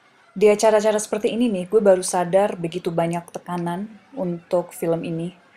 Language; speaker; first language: Indonesian; non-native, fluent; English